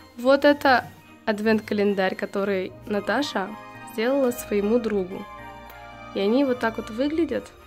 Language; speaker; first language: Russian; native; Russian